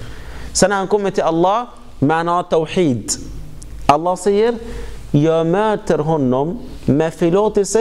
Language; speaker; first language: Swedish; non-native, fluent; Arabic